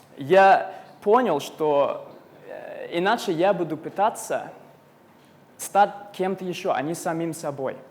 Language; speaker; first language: Russian; non-native, fluent; English